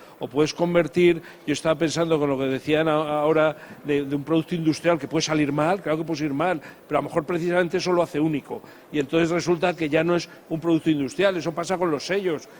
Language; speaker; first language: Spanish; native; Spanish